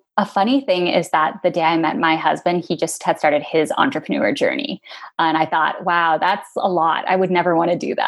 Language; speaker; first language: English; native; English